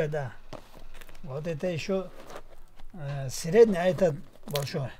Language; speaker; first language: Russian; non-native, local second language; Tajik